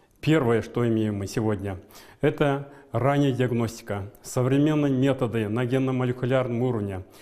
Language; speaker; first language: Russian; non-native, local second language; Kazakh